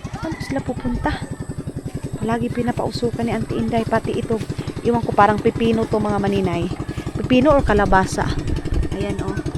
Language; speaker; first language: Filipino; non-native, local second language; Cebuano